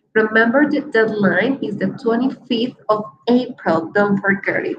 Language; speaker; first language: English; non-native, fluent; Spanish